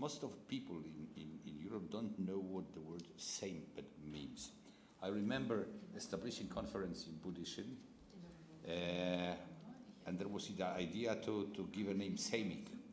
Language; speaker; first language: English; non-native, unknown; Polish